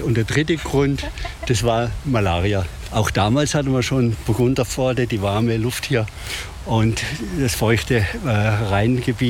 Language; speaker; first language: German; native; German